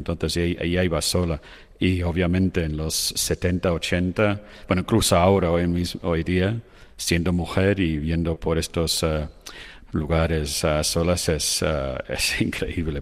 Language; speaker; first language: Spanish; non-native, fluent; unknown